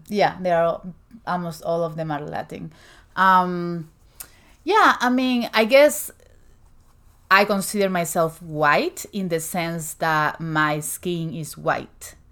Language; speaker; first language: English; non-native, fluent; Spanish